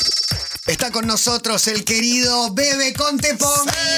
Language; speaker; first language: Spanish; native; Spanish